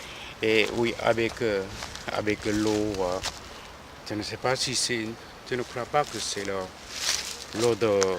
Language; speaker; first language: French; non-native, fluent; Korean